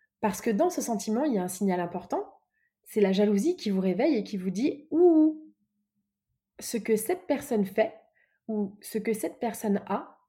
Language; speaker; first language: French; native; French